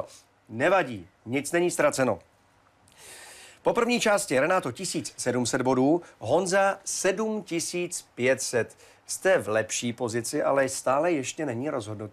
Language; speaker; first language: Czech; native; Czech